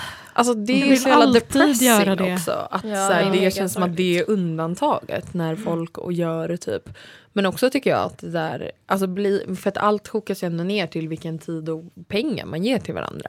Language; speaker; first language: Swedish; native; Swedish